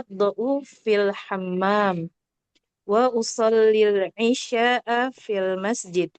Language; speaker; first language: Arabic; non-native, learner; Indonesian